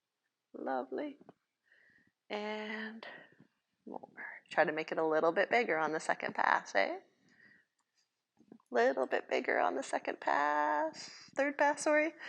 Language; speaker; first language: English; native; English